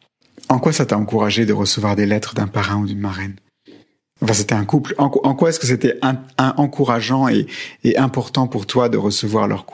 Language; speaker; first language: French; native; French